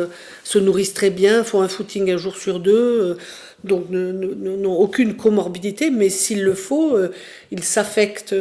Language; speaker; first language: French; native; French